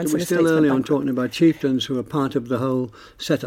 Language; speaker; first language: English; native; English